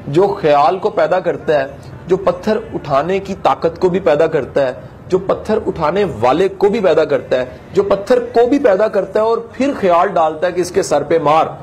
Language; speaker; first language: Urdu; non-native, local second language; Punjabi